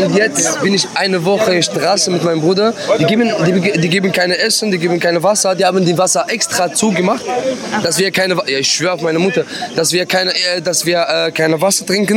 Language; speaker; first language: German; non-native, fluent; Arabic